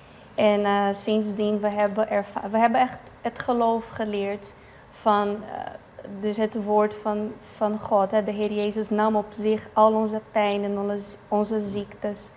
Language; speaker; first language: Dutch; non-native, fluent; Portuguese